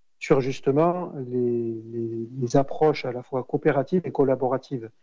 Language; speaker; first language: French; native; French